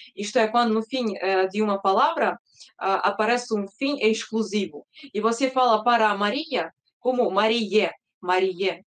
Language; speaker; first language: Portuguese; early bilingual, other home language; Russian